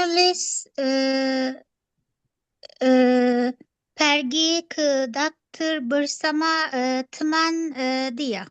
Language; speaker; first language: Indonesian; non-native, learner; Turkish